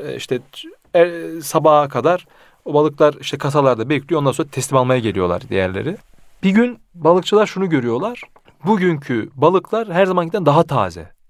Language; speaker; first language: Turkish; early bilingual, heritage; Turkish